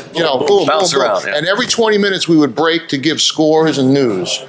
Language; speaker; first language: English; native; English